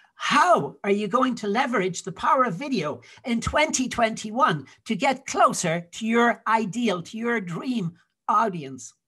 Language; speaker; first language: English; native; English